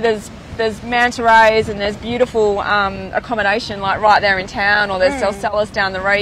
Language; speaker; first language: English; native; English